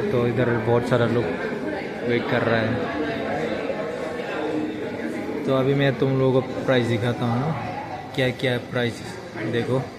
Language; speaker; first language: Hindi; non-native, local second language; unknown